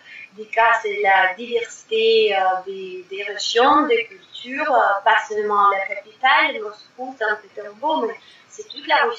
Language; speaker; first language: French; non-native, fluent; Russian